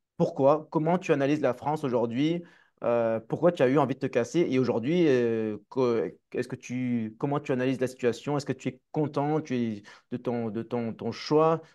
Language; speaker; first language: French; native; French